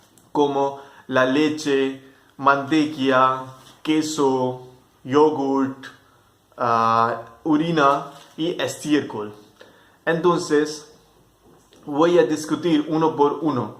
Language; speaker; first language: Spanish; non-native, fluent; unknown